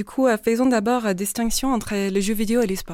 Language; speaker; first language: French; non-native, fluent; English